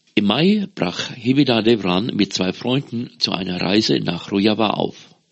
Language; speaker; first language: German; native; German